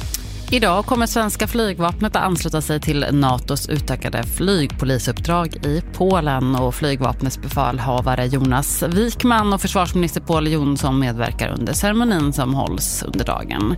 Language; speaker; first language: Swedish; native; Swedish